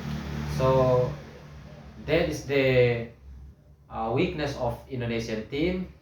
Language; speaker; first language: English; non-native, learner; Indonesian